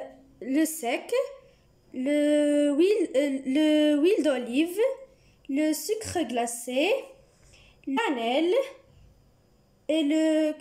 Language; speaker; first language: French; non-native, learner; Arabic